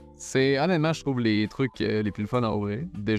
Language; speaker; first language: French; native; French